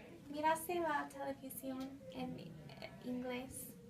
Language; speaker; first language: Spanish; non-native, fluent; English